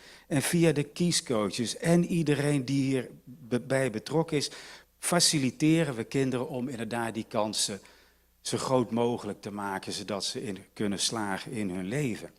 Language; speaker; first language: Dutch; native; Dutch